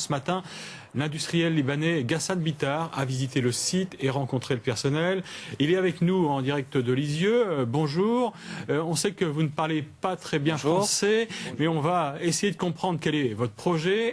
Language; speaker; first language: French; native; French